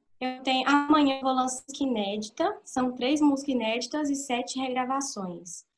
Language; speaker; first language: Portuguese; native; Portuguese